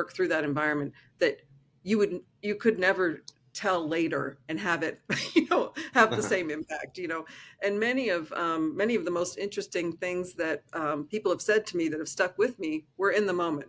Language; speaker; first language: English; native; English